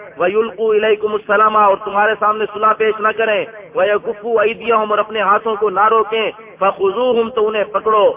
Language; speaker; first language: Urdu; non-native, local second language; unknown